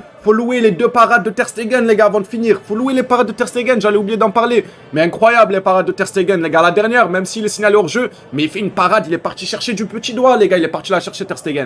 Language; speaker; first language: French; native; French